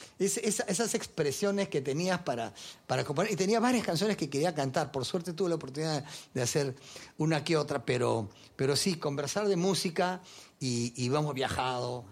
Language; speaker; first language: Spanish; early bilingual, heritage; Spanish